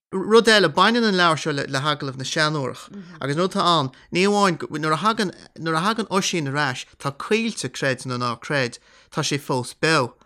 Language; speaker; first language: Irish; native; Irish